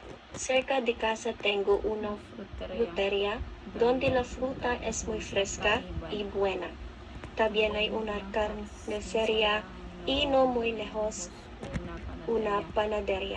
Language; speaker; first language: Spanish; non-native, learner; Filipino